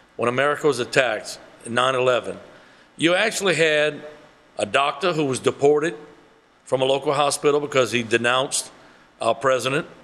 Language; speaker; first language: English; early bilingual, other home language; French